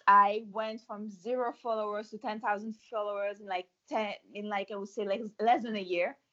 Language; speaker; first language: English; non-native, fluent; French